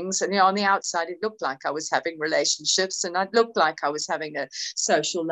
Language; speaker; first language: English; native; English